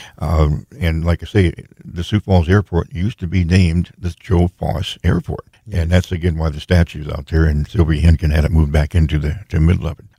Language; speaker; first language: English; native; English